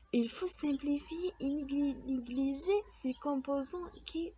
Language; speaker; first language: French; non-native, local second language; Arabic